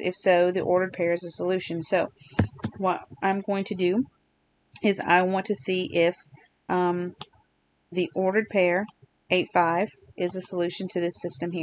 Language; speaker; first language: English; native; English